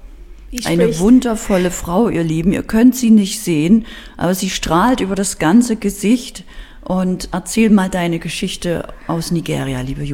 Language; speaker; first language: German; native; German